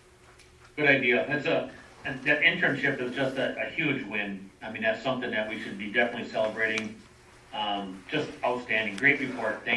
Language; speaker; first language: English; native; English